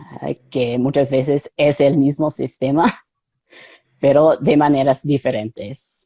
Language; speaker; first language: Spanish; non-native, fluent; English